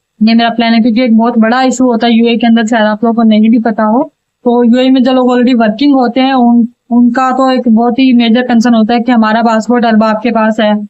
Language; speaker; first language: Hindi; native; Hindi